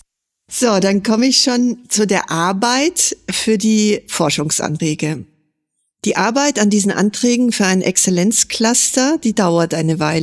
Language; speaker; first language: German; native; German